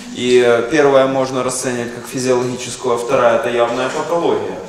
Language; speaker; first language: Ukrainian; non-native, local second language; Russian